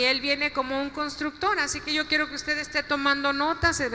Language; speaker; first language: Spanish; native; Spanish